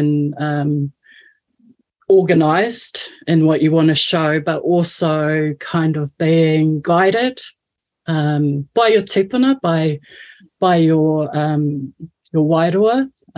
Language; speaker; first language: English; native; English